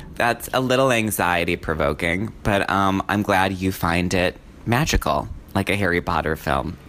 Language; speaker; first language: English; native; English